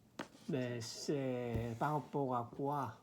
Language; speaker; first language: French; non-native, learner; Korean